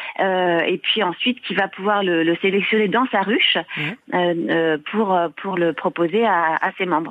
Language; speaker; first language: French; native; French